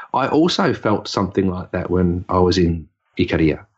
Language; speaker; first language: English; native; English